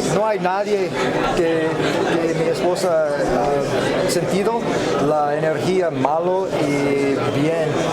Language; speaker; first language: Spanish; non-native, learner; English